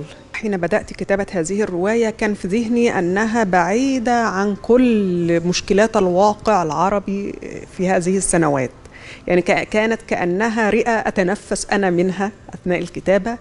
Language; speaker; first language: Arabic; native; Arabic